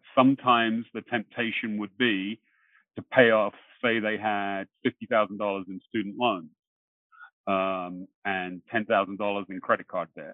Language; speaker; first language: English; native; English